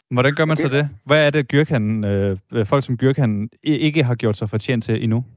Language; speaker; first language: Danish; native; Danish